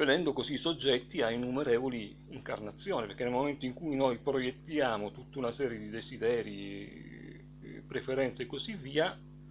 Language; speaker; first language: Italian; native; Italian